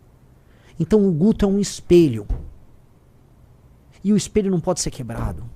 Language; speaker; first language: Portuguese; native; Portuguese